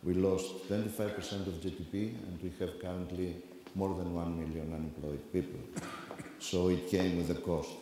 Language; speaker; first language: English; non-native, fluent; Greek